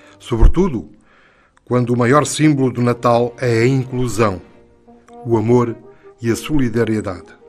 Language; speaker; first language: Portuguese; native; Portuguese